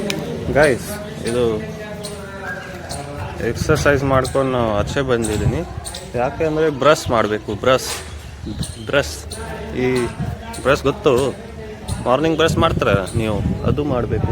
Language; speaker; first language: Kannada; non-native, local second language; Hindi